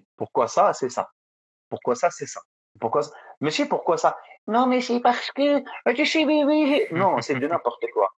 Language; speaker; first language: French; non-native, local second language; Arabic